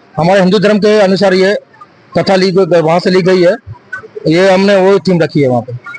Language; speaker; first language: Hindi; non-native, local second language; Sindhi